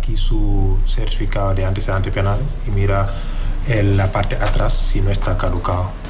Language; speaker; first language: Spanish; non-native, fluent; Wolof